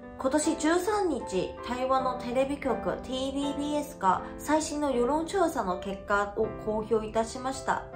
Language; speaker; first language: Japanese; non-native, fluent; Chinese